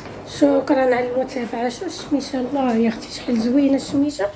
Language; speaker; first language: Arabic; native; Arabic